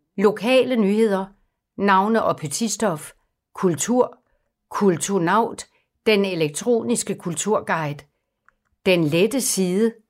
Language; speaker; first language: Danish; native; Danish